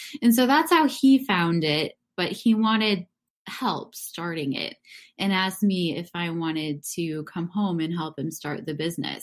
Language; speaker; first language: English; native; English